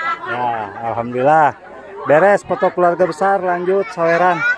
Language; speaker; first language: Indonesian; non-native, local second language; Sundanese